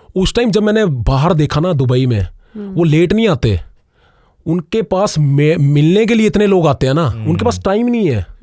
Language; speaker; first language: Hindi; non-native, local second language; Punjabi